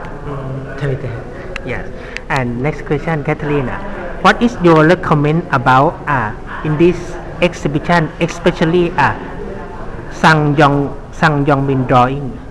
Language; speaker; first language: English; non-native, learner; Thai